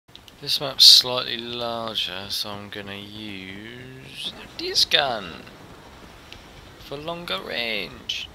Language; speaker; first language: English; native; English